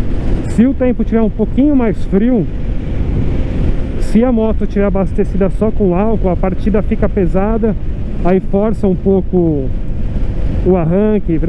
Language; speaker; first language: Portuguese; native; Portuguese